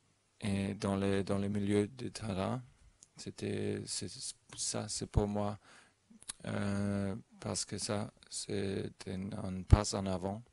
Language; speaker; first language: French; non-native, fluent; German